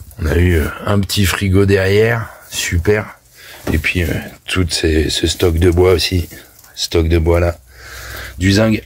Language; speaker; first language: French; native; French